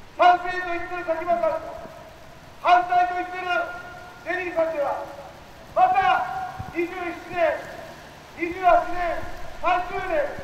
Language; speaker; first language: Japanese; native; Japanese